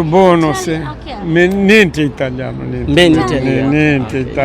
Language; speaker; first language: Italian; non-native, learner; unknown